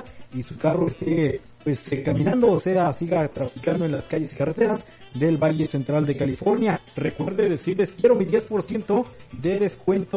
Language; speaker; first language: Spanish; native; Spanish